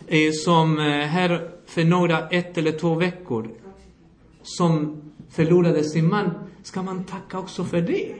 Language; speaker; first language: Swedish; non-native, fluent; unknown